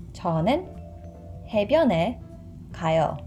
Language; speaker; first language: Korean; non-native, fluent; English